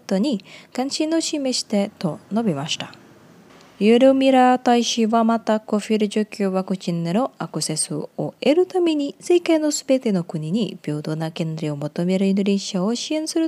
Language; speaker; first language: Japanese; non-native, fluent; Indonesian